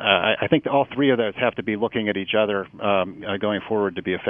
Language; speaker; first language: English; native; English